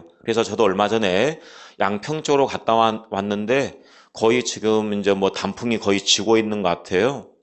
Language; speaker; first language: Korean; native; Korean